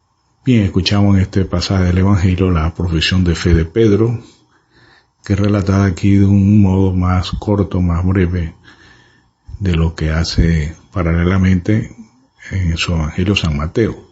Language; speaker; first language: Spanish; native; Spanish